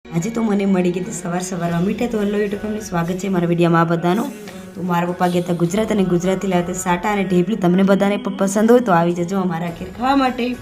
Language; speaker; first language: Gujarati; non-native, local second language; Bhili